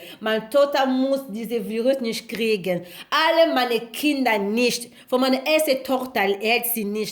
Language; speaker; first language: German; non-native, learner; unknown